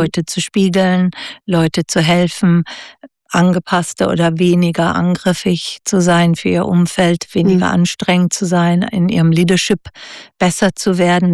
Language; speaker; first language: German; native; German